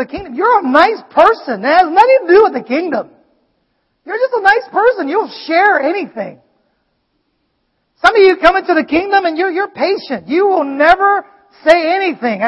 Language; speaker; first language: English; non-native, fluent; Vietnamese